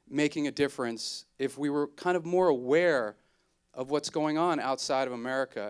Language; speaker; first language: English; native; English